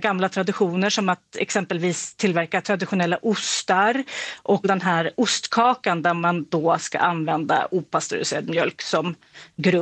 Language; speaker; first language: Swedish; native; Swedish